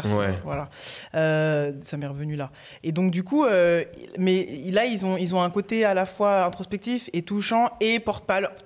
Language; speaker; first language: French; native; French